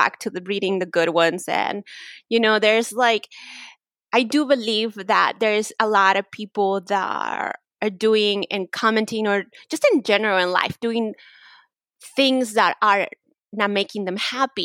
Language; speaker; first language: English; non-native, fluent; Spanish